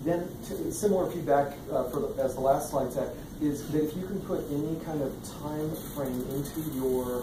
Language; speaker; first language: English; native; English